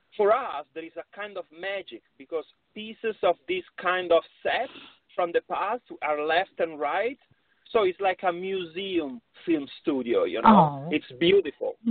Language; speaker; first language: English; non-native, fluent; Italian